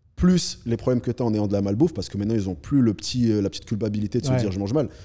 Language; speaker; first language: French; native; French